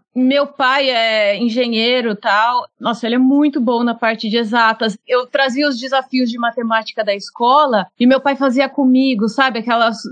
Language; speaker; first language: Portuguese; native; Portuguese